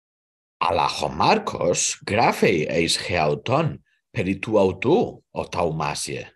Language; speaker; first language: Greek; non-native, learner; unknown